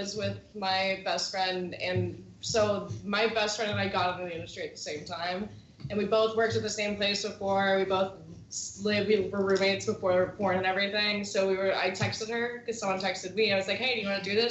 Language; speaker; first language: English; native; English